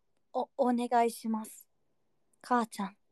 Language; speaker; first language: Japanese; non-native, learner; Indonesian